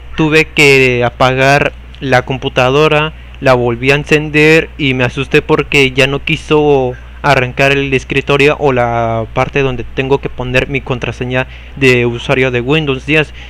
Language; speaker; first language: Spanish; native; Spanish